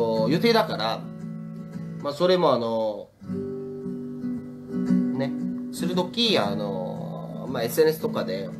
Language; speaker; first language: Japanese; non-native, fluent; Korean